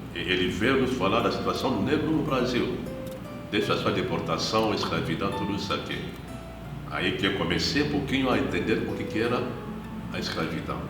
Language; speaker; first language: Portuguese; non-native, fluent; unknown